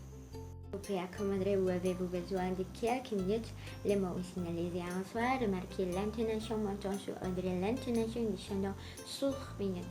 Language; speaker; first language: French; non-native, learner; Indonesian